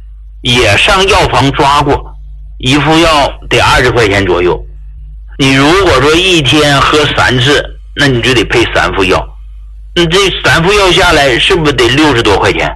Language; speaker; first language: Chinese; native; Chinese